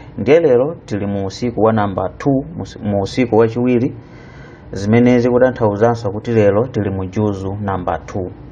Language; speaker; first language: Nyanja; native; Nyanja